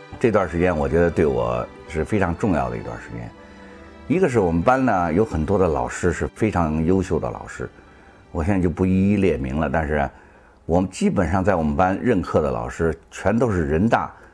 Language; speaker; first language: Chinese; native; Chinese